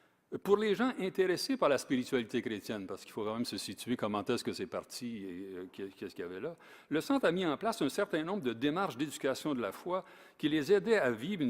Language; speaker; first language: French; native; French